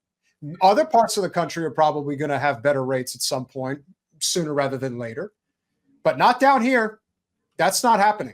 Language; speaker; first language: English; native; English